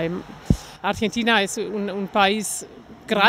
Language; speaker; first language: Spanish; non-native, learner; German